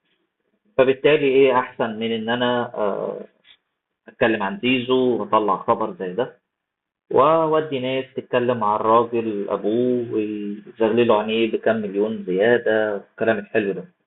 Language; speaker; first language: Arabic; native; Arabic